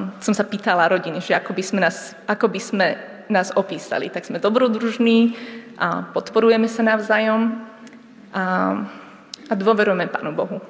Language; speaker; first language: Slovak; native; Slovak